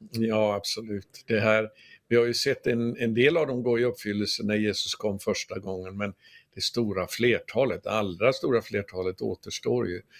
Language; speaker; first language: Swedish; native; Swedish